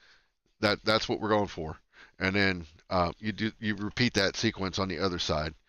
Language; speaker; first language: English; native; English